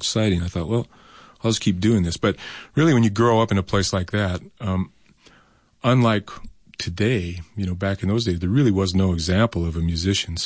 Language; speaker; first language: English; native; English